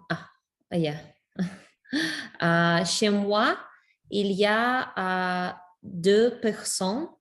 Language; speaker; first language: French; non-native, learner; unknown